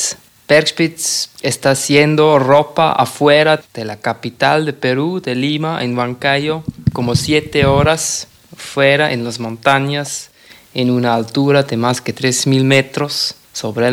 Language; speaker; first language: Spanish; non-native, fluent; German